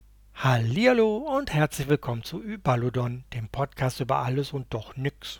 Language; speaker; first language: German; native; German